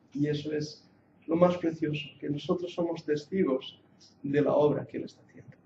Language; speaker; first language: Spanish; non-native, fluent; English